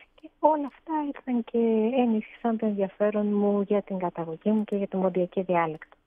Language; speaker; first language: Greek; early bilingual, other home language; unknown